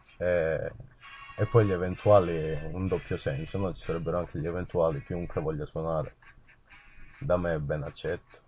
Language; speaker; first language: Italian; native; Italian